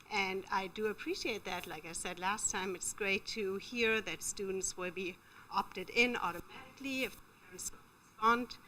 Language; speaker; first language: English; non-native, fluent; German